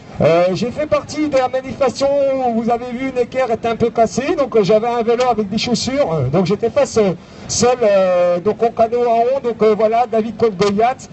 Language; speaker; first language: French; native; French